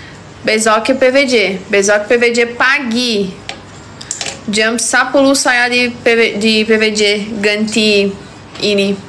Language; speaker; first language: Indonesian; non-native, learner; Portuguese